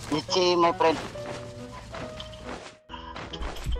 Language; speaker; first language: English; non-native, local second language; Cebuano